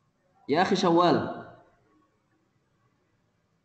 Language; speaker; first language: Arabic; non-native, fluent; Indonesian